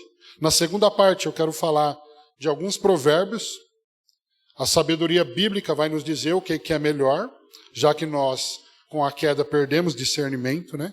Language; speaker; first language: Portuguese; native; Portuguese